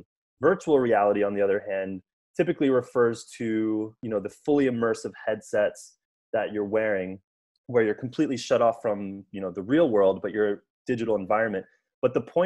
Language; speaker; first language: English; native; English